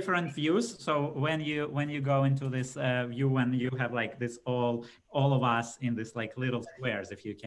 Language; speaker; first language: English; non-native, fluent; Russian